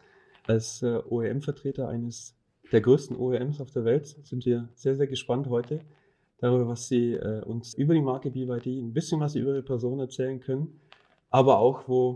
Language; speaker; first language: German; native; German